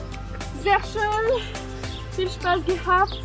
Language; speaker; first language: German; non-native, learner; French